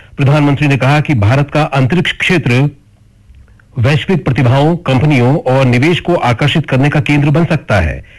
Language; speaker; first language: Hindi; native; Hindi